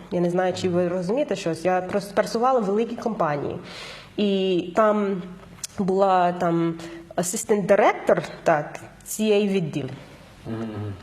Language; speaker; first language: Ukrainian; non-native, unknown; English